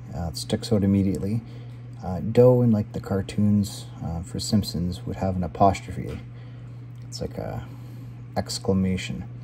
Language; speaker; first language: English; native; English